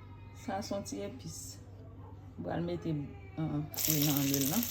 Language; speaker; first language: French; non-native, learner; Haitian Creole